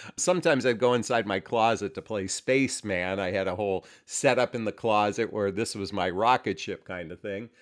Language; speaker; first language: English; native; English